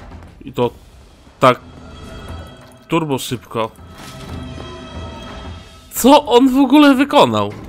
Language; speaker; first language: Polish; native; Polish